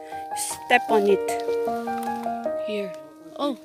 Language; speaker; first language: English; non-native, local second language; Filipino